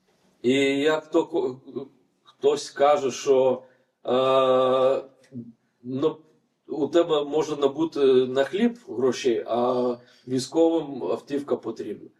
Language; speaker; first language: Ukrainian; non-native, fluent; Lithuanian